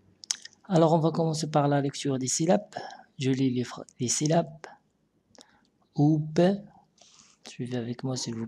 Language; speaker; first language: French; non-native, local second language; Arabic